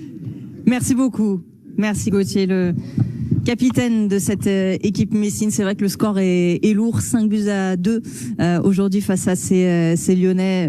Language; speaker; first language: French; native; French